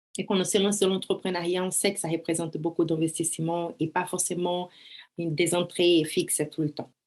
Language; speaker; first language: French; non-native, fluent; Portuguese